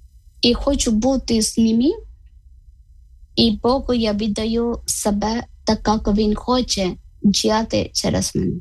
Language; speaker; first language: Ukrainian; non-native, learner; Malayalam